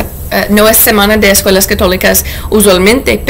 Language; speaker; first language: Spanish; non-native, learner; English